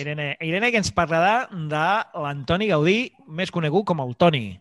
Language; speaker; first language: Catalan; native; Catalan